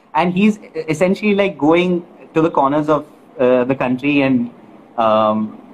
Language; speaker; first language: English; non-native, local second language; Malayalam